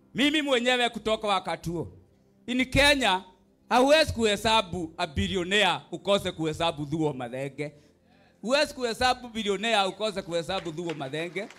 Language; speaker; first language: Swahili; non-native, local second language; Kikuyu